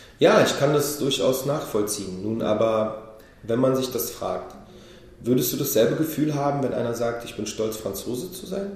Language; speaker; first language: German; early bilingual, other home language; Hebrew